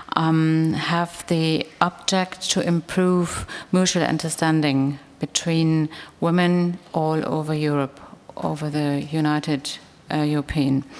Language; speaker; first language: English; non-native, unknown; German